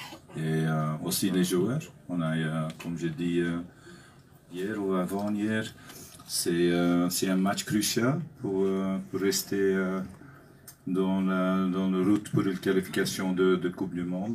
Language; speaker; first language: French; non-native, learner; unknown